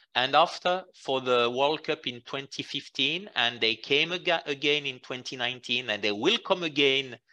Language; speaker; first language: English; non-native, fluent; French